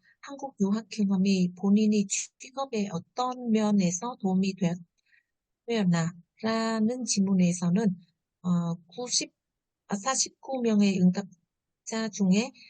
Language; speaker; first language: Korean; non-native, fluent; Vietnamese